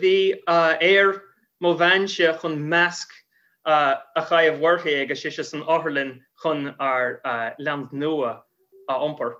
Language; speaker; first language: Irish; non-native, fluent; English